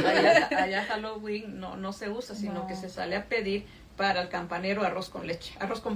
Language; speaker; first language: Spanish; native; Spanish